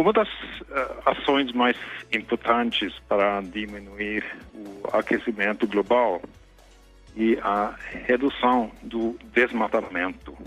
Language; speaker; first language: Portuguese; non-native, fluent; Norwegian